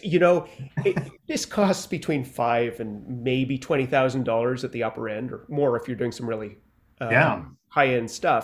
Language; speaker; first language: English; native; English